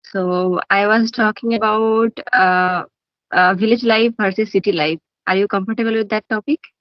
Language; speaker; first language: English; non-native, learner; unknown